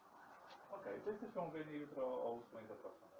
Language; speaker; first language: Polish; native; Polish